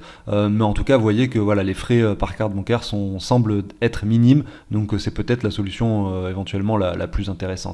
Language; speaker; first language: French; native; French